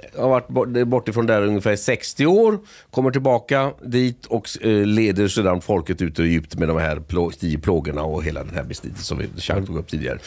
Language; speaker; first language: Swedish; native; Swedish